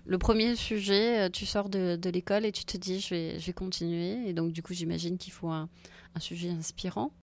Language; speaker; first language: French; native; French